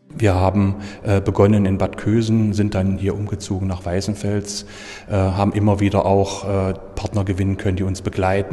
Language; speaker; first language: German; native; German